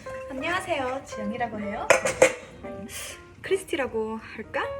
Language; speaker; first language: Korean; early bilingual, heritage; Korean